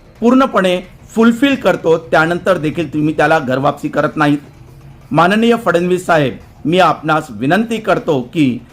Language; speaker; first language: Marathi; non-native, local second language; Lambadi